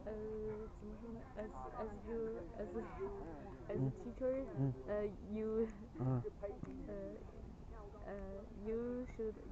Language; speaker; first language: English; non-native, learner; Chinese